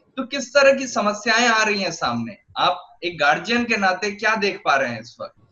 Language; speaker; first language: Hindi; native; Hindi